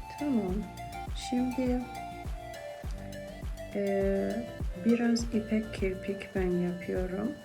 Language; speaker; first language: Turkish; non-native, learner; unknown